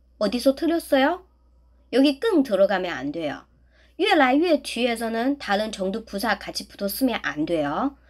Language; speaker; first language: Korean; non-native, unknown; Chinese